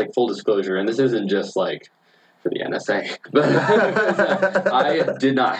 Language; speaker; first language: English; native; English